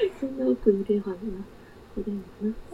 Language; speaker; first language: Japanese; native; Japanese